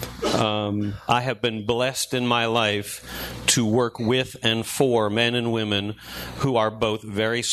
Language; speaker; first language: English; native; English